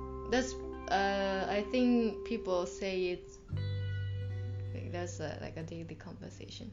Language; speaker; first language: English; non-native, fluent; Japanese